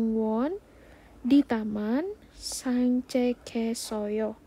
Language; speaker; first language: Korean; non-native, fluent; Indonesian